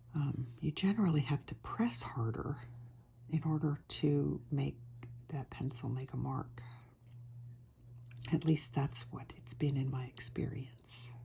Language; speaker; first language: English; native; English